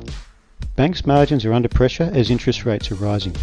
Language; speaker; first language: English; native; English